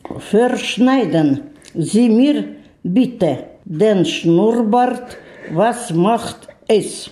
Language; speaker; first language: German; non-native, learner; Russian